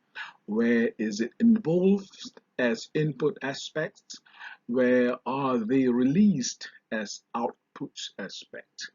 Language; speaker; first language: English; non-native, local second language; Malay